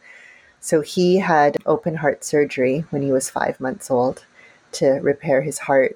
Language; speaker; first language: English; native; English